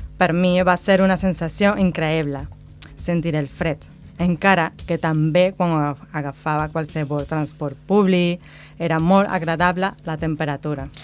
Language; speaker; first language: Catalan; non-native, learner; Spanish